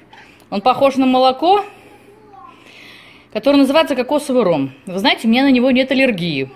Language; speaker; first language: Russian; native; Russian